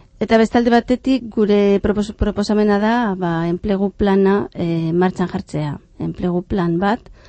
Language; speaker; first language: Basque; non-native, fluent; Catalan